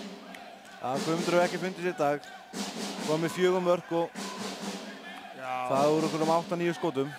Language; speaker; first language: Icelandic; native; Icelandic